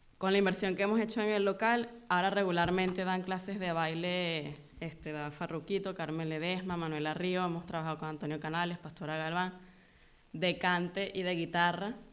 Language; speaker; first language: Spanish; native; Spanish